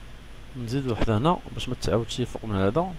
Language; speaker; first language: Arabic; native; Arabic